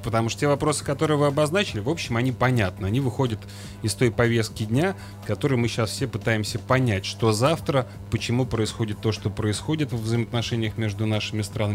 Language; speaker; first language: Russian; native; Russian